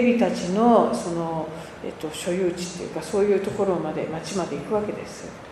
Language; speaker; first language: Japanese; native; Japanese